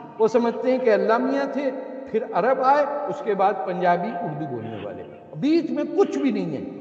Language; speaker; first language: Urdu; native; Urdu